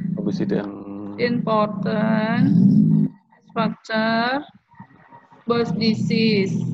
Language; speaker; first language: English; non-native, learner; Indonesian